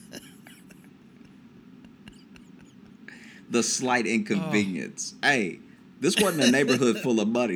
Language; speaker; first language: English; native; English